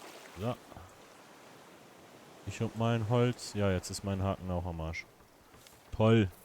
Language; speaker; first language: German; native; German